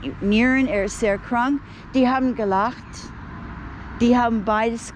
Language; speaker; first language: German; non-native, fluent; English